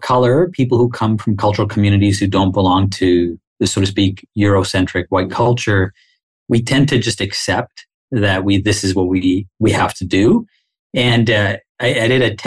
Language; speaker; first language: English; non-native, local second language; Swahili